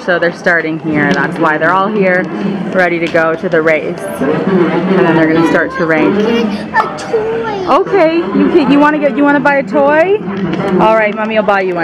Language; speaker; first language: English; early bilingual, heritage; English